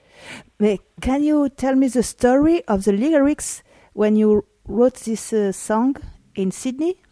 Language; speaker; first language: English; non-native, learner; French